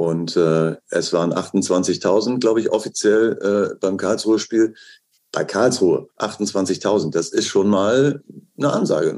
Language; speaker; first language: German; native; German